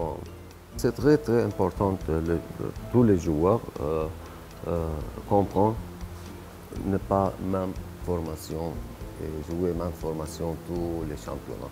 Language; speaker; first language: French; non-native, learner; Arabic